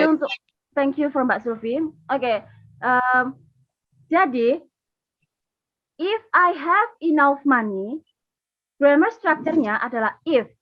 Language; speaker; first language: English; non-native, fluent; Indonesian